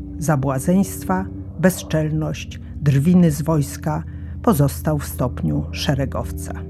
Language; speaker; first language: Polish; native; Polish